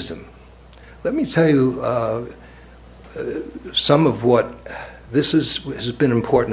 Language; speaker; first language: English; native; English